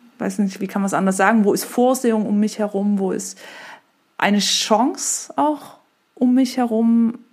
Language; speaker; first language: German; native; German